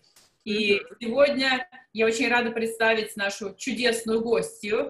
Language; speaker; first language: Russian; native; Russian